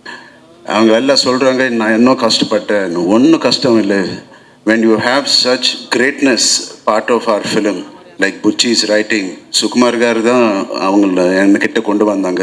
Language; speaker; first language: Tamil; non-native, learner; Telugu